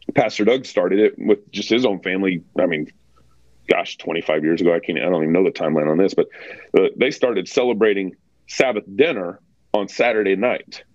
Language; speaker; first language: English; native; English